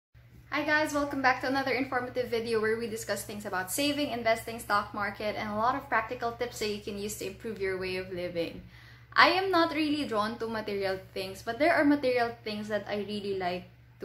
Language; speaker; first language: English; non-native, local second language; Filipino